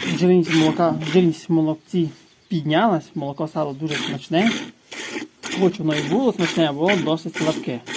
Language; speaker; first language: Ukrainian; native; Ukrainian